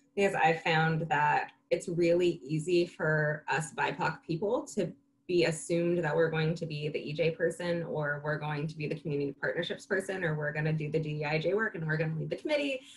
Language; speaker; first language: English; native; English